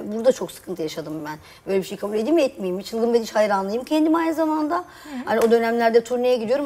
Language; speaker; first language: Turkish; native; Turkish